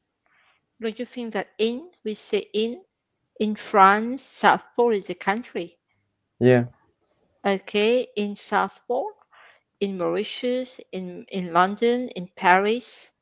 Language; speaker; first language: English; non-native, fluent; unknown